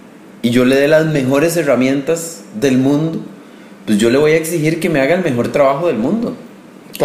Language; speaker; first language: Spanish; native; Spanish